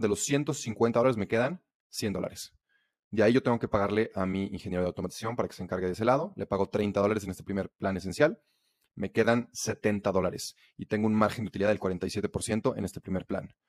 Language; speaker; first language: Spanish; native; Spanish